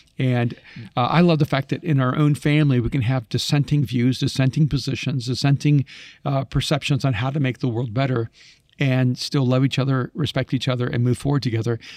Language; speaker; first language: English; early bilingual, other home language; Spanish